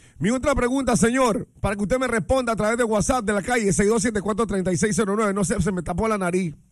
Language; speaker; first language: Spanish; native; Spanish